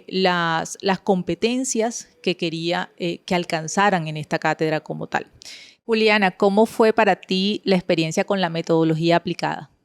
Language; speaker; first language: Spanish; native; Spanish